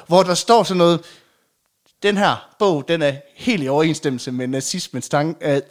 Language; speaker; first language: Danish; native; Danish